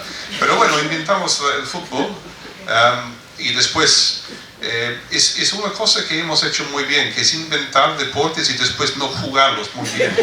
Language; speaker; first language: Spanish; non-native, fluent; English